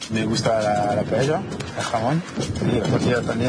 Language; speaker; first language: Spanish; non-native, learner; French